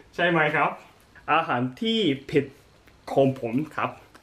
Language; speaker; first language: Thai; non-native, learner; Japanese